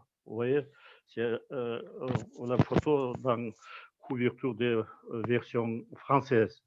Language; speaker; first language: French; non-native, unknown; Kazakh